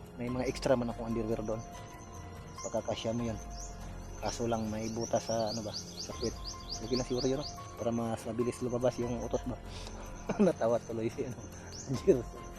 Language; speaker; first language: Filipino; non-native, local second language; Cebuano